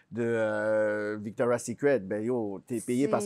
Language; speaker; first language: French; native; French